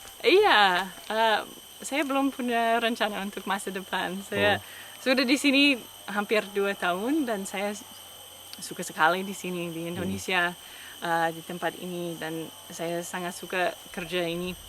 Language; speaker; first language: Indonesian; non-native, fluent; English